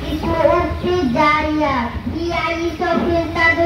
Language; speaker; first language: Arabic; non-native, learner; Bangla